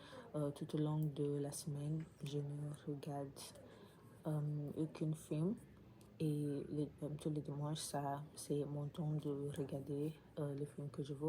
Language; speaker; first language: French; non-native, learner; English